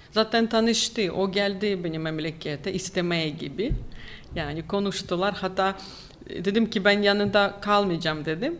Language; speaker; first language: Turkish; non-native, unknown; Ukrainian